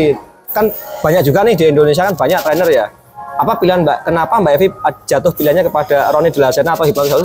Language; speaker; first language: Indonesian; native; Indonesian